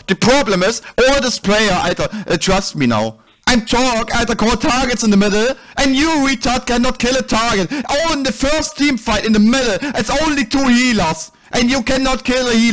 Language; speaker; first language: English; non-native, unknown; German